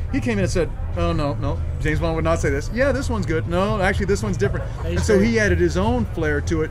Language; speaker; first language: English; native; English